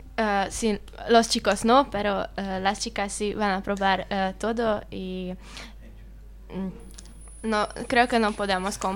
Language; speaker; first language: Spanish; non-native, learner; Hungarian